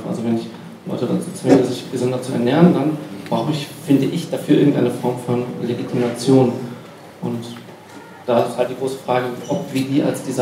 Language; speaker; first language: German; native; German